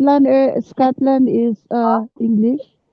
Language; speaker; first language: English; non-native, local second language; Cebuano